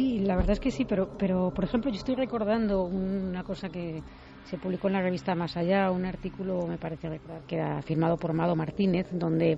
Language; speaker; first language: Spanish; native; Spanish